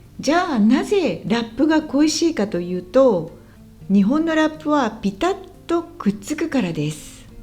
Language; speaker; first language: Japanese; native; Japanese